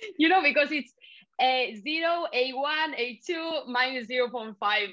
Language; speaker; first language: English; non-native, fluent; Spanish